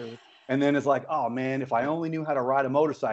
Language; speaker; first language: English; native; English